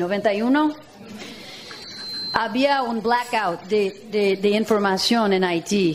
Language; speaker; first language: Spanish; non-native, fluent; English